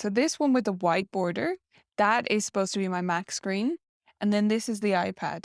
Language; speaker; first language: English; native; English